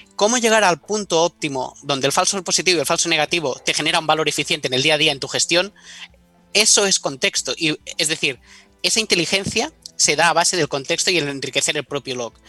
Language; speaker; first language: Spanish; native; Spanish